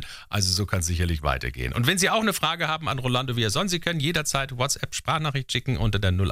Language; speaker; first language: German; native; German